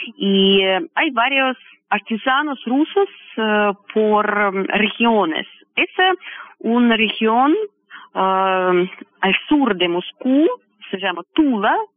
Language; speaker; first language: Spanish; non-native, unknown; Russian